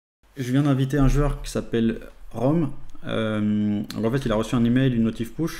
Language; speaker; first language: French; native; French